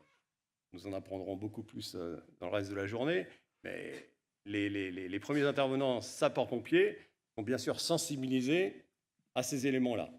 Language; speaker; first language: French; native; French